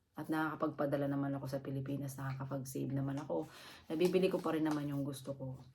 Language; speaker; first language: Filipino; native; Filipino